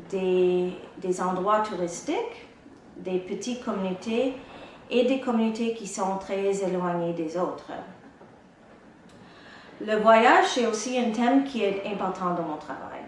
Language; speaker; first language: French; non-native, local second language; English